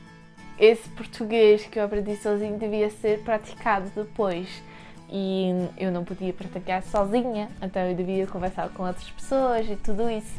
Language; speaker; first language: Portuguese; early bilingual, heritage; French